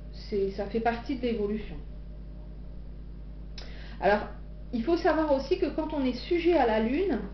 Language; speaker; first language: French; native; French